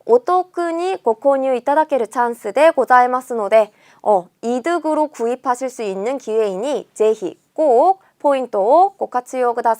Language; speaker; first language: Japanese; non-native, fluent; Korean